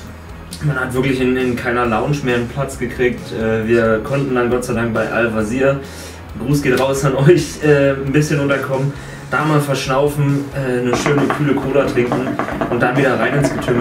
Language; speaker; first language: German; native; German